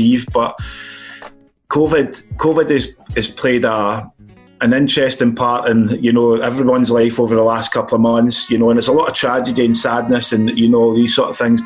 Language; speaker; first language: English; native; English